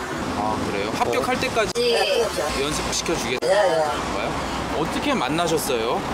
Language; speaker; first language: Korean; native; Korean